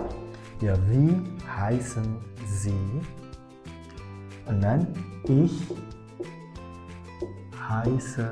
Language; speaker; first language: German; non-native, fluent; Indonesian